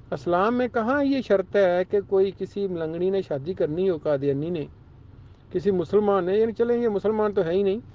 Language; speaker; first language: Urdu; non-native, local second language; Punjabi